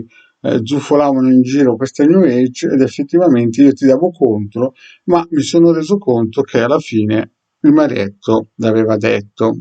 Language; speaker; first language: Italian; native; Italian